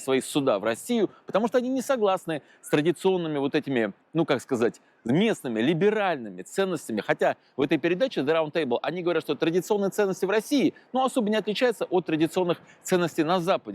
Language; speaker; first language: Russian; native; Russian